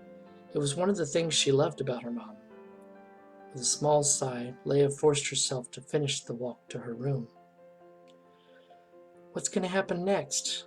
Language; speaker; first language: English; native; English